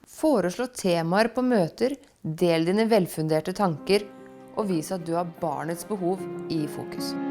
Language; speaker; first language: Norwegian; native; Norwegian